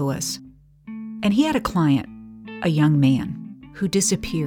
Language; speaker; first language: English; native; English